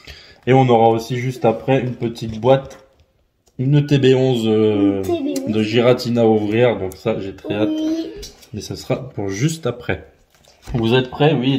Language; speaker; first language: French; native; French